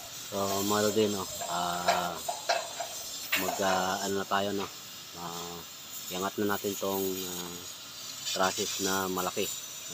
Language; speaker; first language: Filipino; native; Filipino